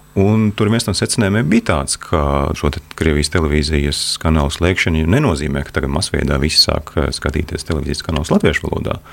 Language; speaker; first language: Latvian; native; Latvian